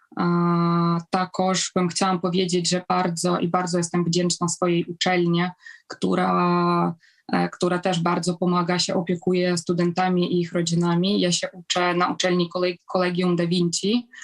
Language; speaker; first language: Polish; non-native, fluent; Ukrainian